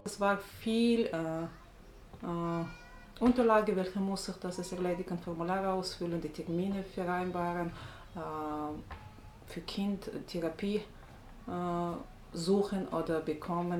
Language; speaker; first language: German; non-native, learner; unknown